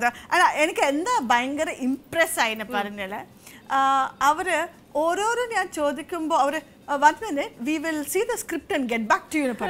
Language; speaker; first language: Malayalam; non-native, fluent; Kannada